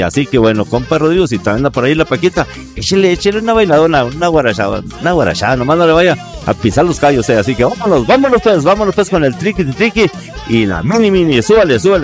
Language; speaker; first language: Spanish; native; Spanish